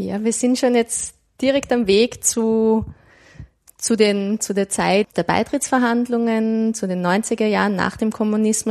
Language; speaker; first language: German; native; German